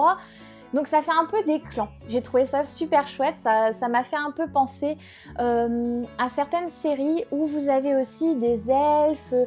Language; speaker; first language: French; native; French